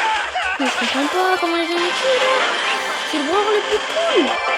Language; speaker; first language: French; native; French